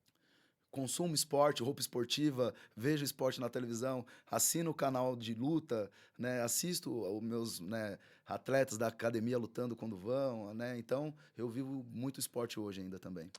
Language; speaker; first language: Portuguese; native; Portuguese